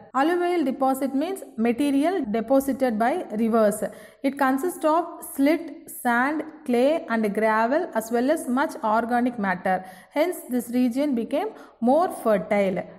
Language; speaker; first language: English; non-native, local second language; Tamil